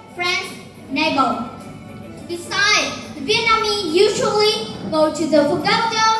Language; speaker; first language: English; non-native, fluent; Vietnamese